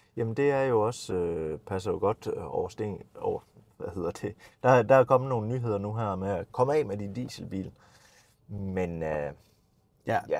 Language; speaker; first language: Danish; native; Danish